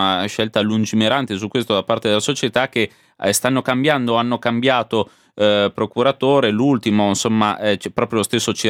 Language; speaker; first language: Italian; native; Italian